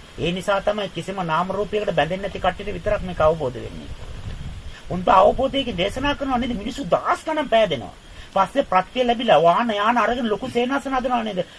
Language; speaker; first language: Sinhala; non-native, fluent; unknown